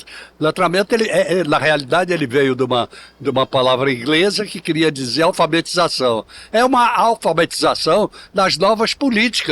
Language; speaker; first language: Portuguese; native; Portuguese